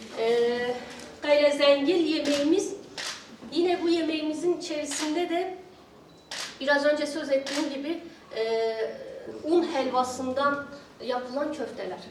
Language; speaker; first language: Turkish; native; Turkish